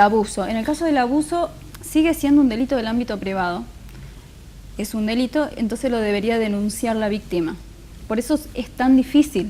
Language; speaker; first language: Spanish; native; Spanish